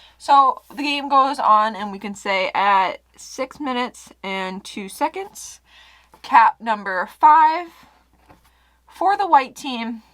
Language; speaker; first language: English; native; English